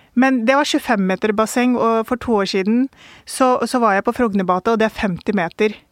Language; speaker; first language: Norwegian; early bilingual, other home language; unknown